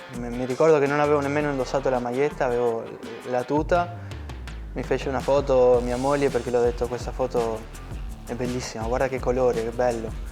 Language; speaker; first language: Italian; non-native, fluent; Spanish